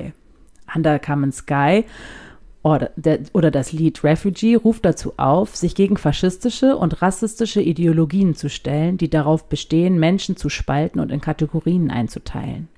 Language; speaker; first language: German; native; German